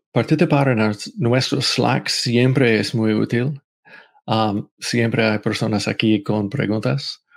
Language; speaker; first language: Spanish; non-native, fluent; English